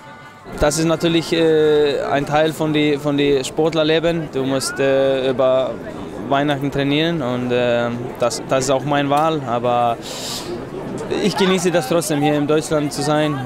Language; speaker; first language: German; non-native, fluent; Icelandic